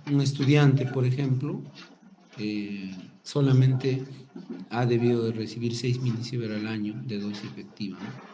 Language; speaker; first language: Spanish; native; Spanish